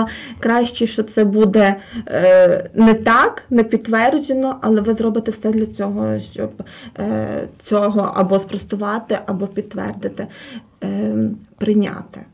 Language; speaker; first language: Ukrainian; native; Ukrainian